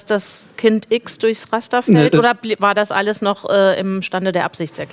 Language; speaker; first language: German; native; German